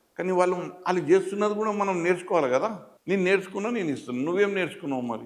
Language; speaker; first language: Telugu; native; Telugu